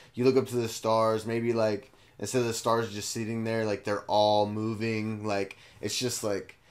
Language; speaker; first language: English; native; English